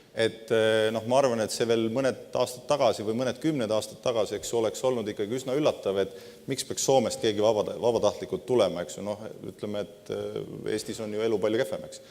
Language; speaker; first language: Estonian; native; Estonian